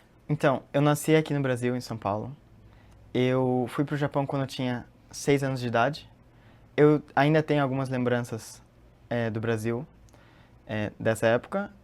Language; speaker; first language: Portuguese; early bilingual, heritage; Portuguese